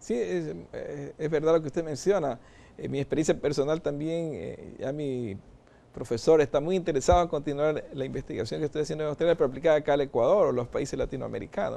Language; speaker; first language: Spanish; native; Spanish